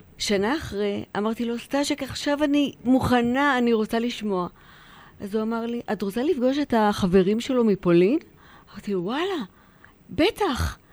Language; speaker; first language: Hebrew; early bilingual, other home language; Polish